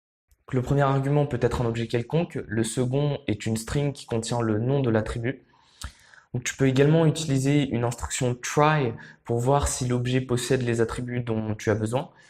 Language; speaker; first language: French; native; French